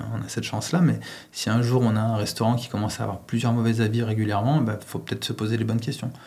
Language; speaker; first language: French; native; French